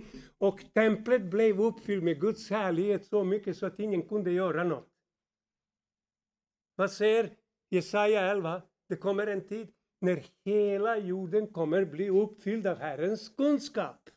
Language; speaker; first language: Swedish; non-native, fluent; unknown